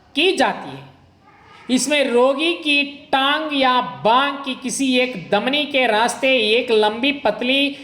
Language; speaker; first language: Hindi; non-native, local second language; Kannada